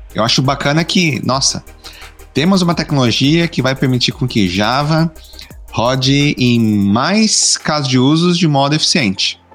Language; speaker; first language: Portuguese; native; Portuguese